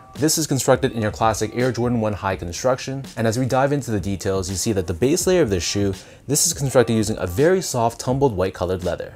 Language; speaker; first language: English; native; English